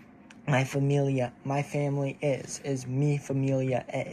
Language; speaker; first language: Spanish; non-native, learner; English